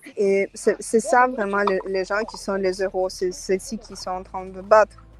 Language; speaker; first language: French; non-native, fluent; Ukrainian